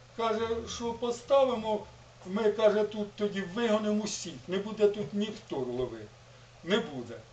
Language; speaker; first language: Ukrainian; native; Ukrainian